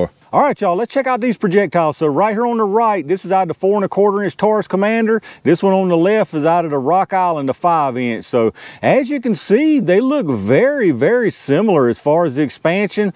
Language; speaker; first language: English; native; English